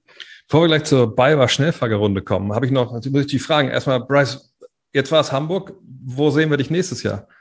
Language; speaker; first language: German; native; German